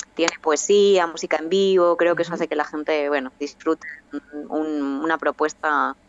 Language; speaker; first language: Spanish; native; Spanish